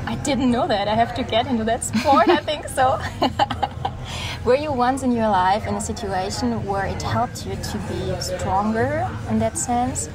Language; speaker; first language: English; non-native, fluent; German